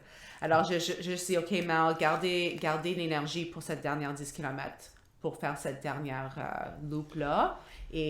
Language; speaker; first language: French; non-native, local second language; English